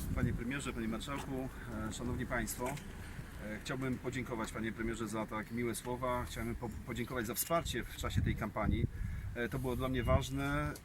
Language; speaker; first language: Polish; native; Polish